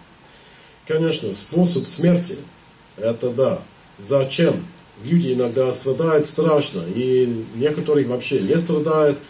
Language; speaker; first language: Russian; non-native, fluent; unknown